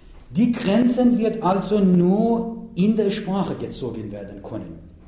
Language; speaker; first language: German; non-native, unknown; Persian